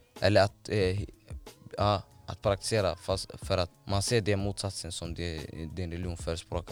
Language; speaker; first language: Swedish; non-native, fluent; Somali